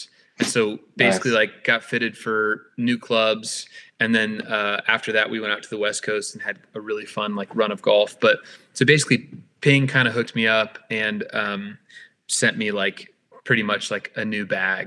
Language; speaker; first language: English; native; English